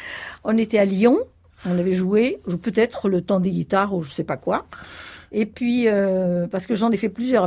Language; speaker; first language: French; native; French